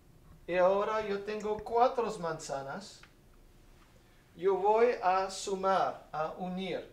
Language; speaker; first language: Spanish; non-native, fluent; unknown